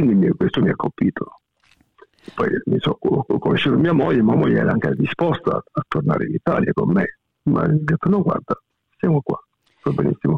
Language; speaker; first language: Italian; native; Italian